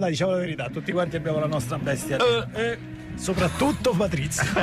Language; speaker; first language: Italian; native; Italian